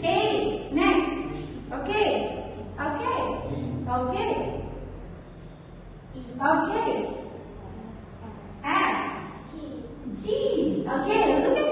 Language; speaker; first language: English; non-native, learner; Indonesian